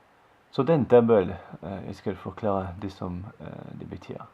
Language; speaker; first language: Norwegian; non-native, fluent; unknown